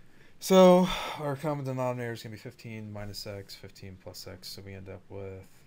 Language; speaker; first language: English; native; English